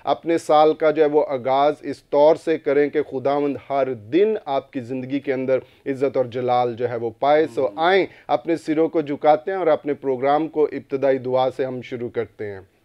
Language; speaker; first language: Urdu; non-native, local second language; Punjabi